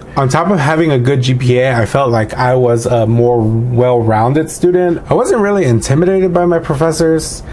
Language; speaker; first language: English; native; English